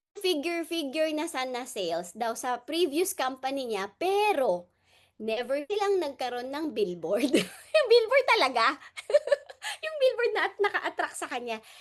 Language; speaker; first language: Filipino; non-native, local second language; Hiligaynon